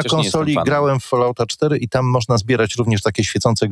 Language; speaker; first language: Polish; native; Polish